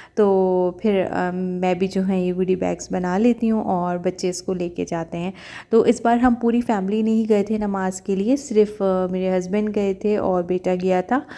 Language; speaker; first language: Urdu; native; Urdu